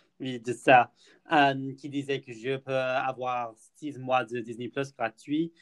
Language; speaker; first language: French; non-native, fluent; English